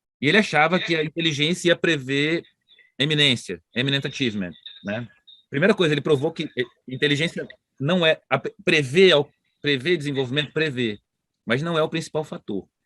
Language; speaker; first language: Portuguese; native; Portuguese